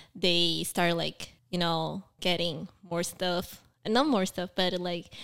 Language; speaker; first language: English; early bilingual, other home language; Portuguese